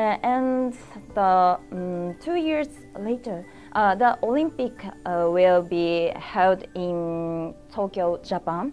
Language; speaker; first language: English; non-native, learner; Japanese